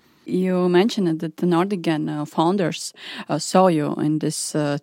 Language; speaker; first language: English; non-native, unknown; Latvian